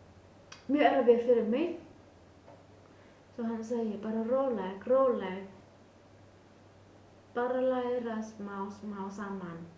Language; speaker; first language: Icelandic; non-native, learner; Vietnamese